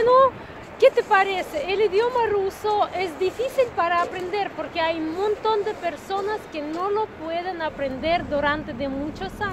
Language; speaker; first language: Spanish; non-native, fluent; Russian